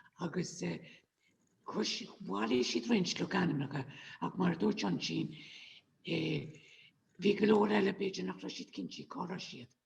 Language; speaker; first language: Irish; native; Irish